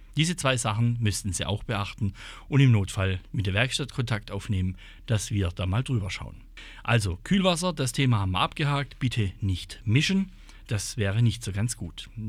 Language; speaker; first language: German; native; German